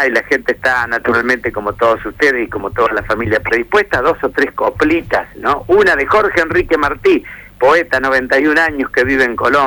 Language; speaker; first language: Spanish; native; Spanish